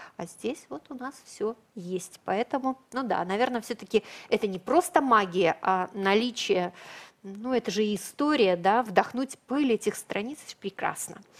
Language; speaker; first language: Russian; native; Russian